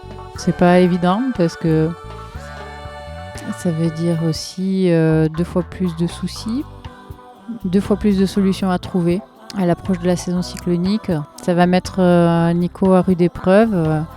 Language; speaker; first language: French; native; French